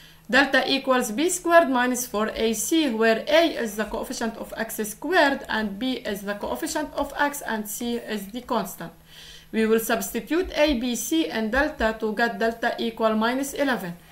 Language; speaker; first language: English; non-native, local second language; Arabic